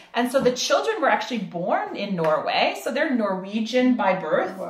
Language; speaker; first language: English; native; English